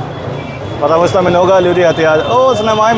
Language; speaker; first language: Russian; non-native, learner; Hindi